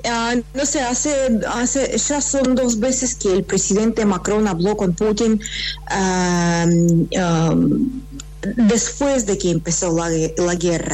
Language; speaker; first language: Spanish; non-native, fluent; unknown